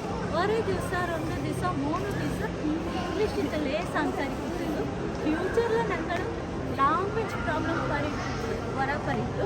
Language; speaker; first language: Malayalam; non-native, learner; Kannada